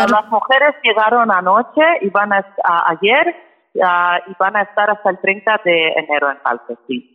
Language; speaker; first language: Spanish; non-native, fluent; Ukrainian